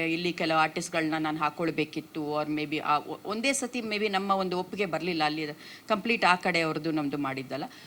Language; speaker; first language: Kannada; non-native, local second language; Tulu